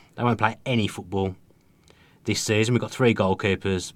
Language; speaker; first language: English; native; English